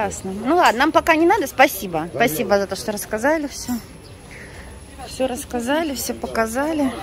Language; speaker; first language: Russian; native; Russian